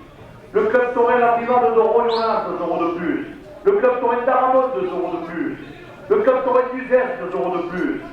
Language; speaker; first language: French; native; French